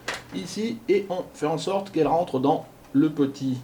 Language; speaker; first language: French; native; French